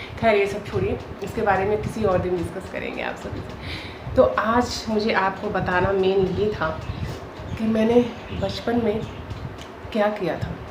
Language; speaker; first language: Hindi; native; Hindi